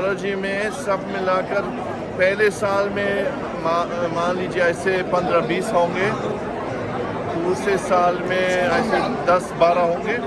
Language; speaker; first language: Hindi; non-native, fluent; German